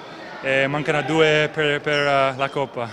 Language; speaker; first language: Italian; non-native, fluent; English